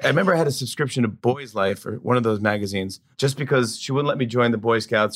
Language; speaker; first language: English; native; English